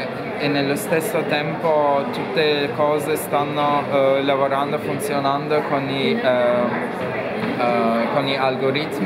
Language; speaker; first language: Italian; non-native, fluent; Turkish